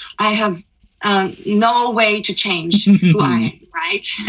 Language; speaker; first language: English; non-native, fluent; Russian